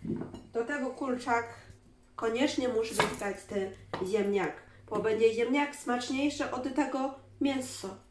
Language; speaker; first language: Polish; non-native, learner; Chinese